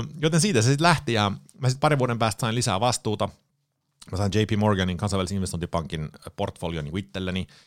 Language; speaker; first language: Finnish; early bilingual, heritage; Finnish